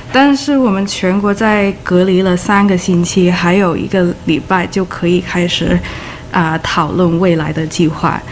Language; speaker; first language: Chinese; non-native, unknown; English